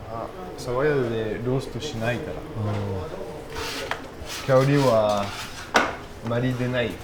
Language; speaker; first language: Japanese; non-native, learner; French